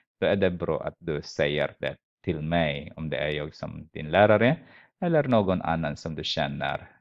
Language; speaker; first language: Swedish; non-native, fluent; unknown